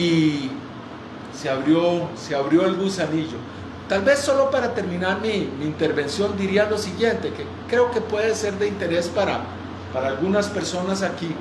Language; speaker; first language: Spanish; native; Spanish